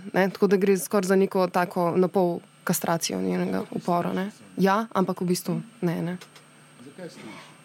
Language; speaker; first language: Slovenian; native; Slovenian